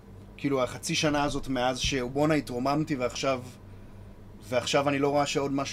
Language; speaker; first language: Hebrew; native; Hebrew